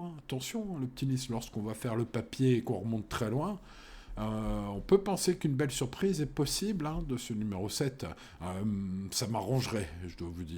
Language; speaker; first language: French; native; French